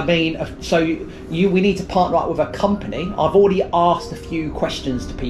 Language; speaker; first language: English; native; English